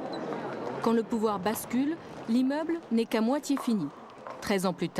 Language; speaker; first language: French; native; French